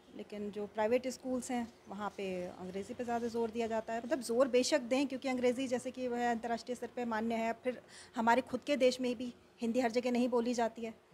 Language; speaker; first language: Hindi; native; Hindi